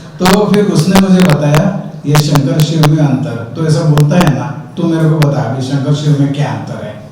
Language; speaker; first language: Hindi; non-native, local second language; Marathi